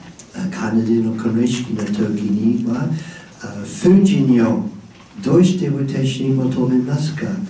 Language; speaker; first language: Japanese; non-native, fluent; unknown